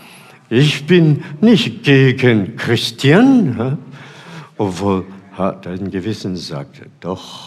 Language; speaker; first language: German; non-native, fluent; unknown